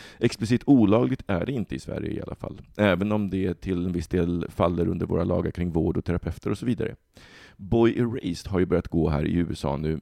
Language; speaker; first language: Swedish; native; Swedish